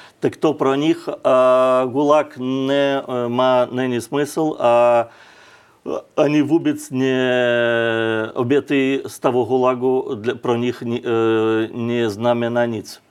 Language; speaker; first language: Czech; non-native, learner; Russian